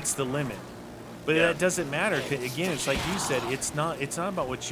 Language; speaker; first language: English; native; English